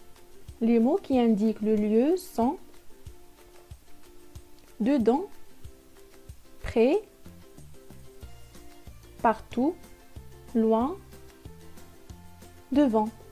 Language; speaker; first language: French; non-native, local second language; Arabic